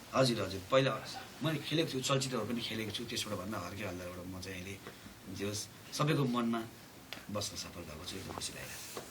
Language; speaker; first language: Nepali; native; Nepali